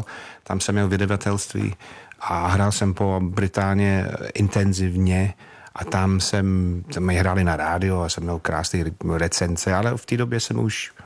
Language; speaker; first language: Czech; non-native, fluent; English